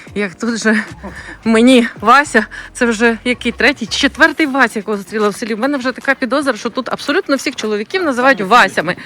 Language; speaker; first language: Ukrainian; native; Ukrainian